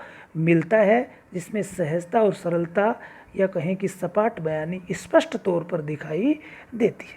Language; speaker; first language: Hindi; native; Hindi